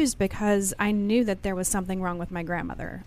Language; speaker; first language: English; native; English